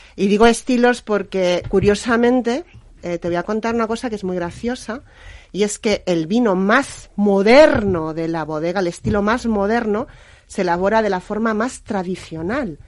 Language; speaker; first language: Spanish; native; Spanish